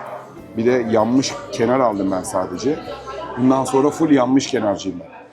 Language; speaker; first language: Turkish; native; Turkish